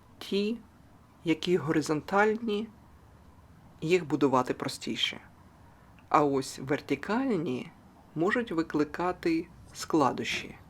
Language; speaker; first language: Ukrainian; non-native, local second language; Russian